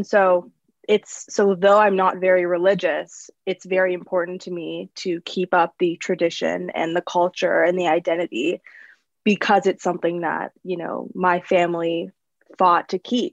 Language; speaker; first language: English; native; English